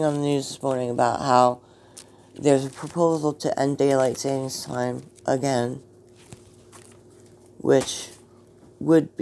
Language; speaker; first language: English; native; English